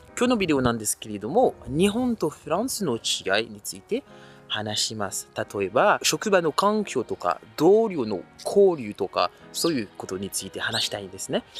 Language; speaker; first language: Japanese; non-native, fluent; French